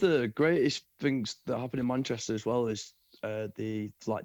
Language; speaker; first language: English; native; English